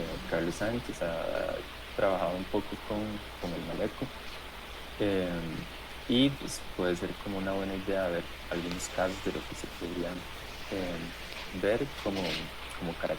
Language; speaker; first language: Spanish; native; Spanish